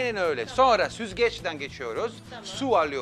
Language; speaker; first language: Turkish; non-native, fluent; Italian